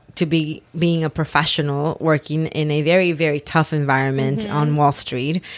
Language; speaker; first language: English; early bilingual, other home language; Spanish